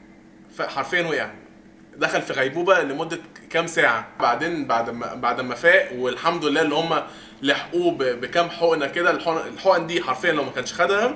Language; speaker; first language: Arabic; native; Arabic